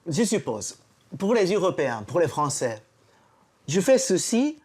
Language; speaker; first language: French; non-native, fluent; Japanese